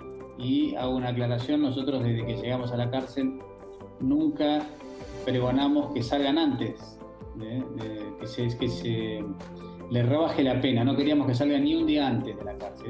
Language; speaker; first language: Spanish; native; Spanish